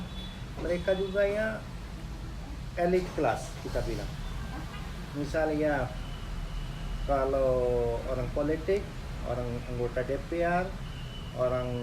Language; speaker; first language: Indonesian; non-native, learner; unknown